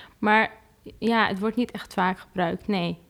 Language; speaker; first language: Dutch; non-native, fluent; Arabic